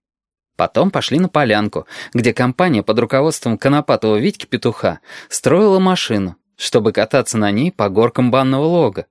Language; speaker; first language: Russian; native; Russian